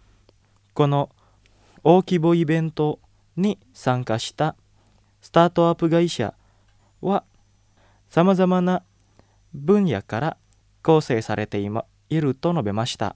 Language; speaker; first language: Japanese; non-native, fluent; Indonesian